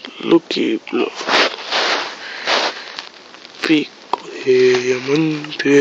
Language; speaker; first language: Spanish; native; Spanish